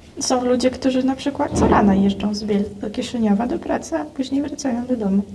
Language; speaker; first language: Polish; non-native, fluent; Russian